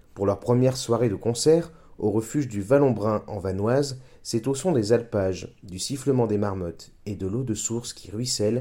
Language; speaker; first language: French; native; French